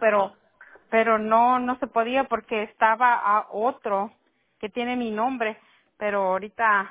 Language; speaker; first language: Spanish; native; Spanish